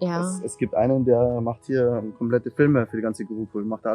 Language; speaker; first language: German; native; German